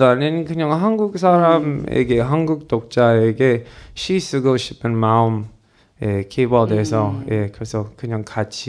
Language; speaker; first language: Korean; non-native, learner; English